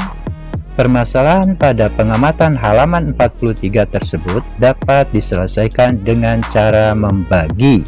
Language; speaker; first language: Indonesian; native; Indonesian